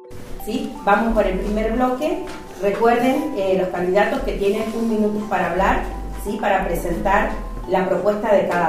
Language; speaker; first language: Spanish; native; Spanish